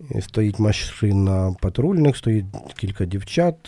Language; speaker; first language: Ukrainian; non-native, local second language; Russian